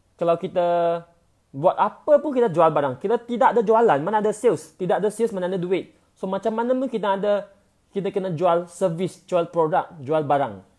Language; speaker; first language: Malay; non-native, local second language; Chinese